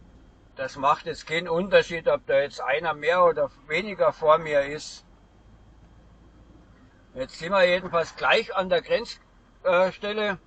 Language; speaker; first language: German; native; German